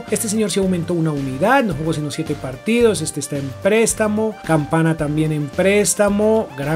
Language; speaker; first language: Spanish; native; Spanish